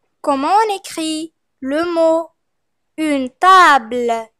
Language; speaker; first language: French; non-native, fluent; Arabic